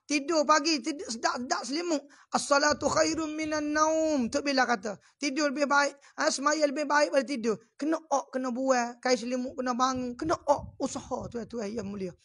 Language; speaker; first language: Malay; native; Malay